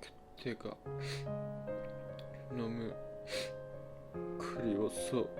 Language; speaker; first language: Korean; non-native, fluent; Japanese